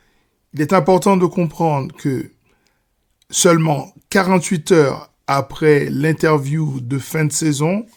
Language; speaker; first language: French; native; French